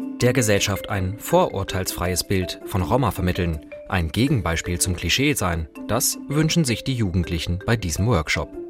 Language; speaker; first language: German; native; German